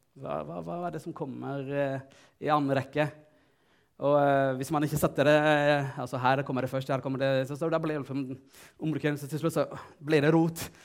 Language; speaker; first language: Norwegian; non-native, fluent; Tigrinya